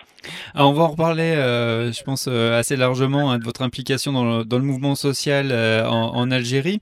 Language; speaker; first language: French; native; French